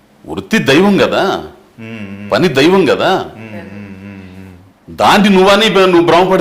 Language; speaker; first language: Telugu; native; Telugu